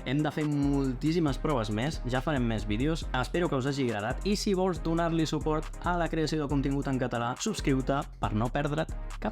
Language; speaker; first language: Catalan; native; Catalan